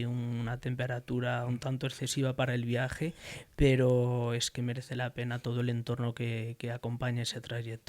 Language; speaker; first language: Spanish; native; Spanish